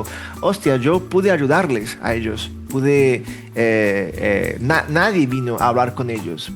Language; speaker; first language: Spanish; early bilingual, heritage; Portuguese